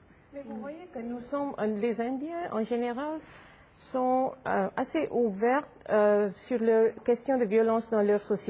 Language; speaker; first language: French; non-native, fluent; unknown